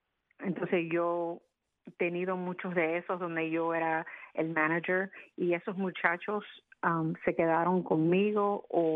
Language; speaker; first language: Spanish; early bilingual, other home language; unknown